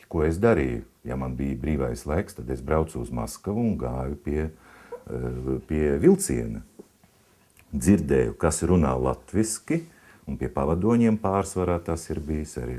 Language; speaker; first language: Latvian; non-native, local second language; Russian